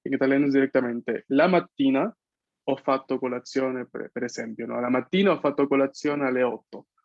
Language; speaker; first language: Italian; non-native, fluent; Spanish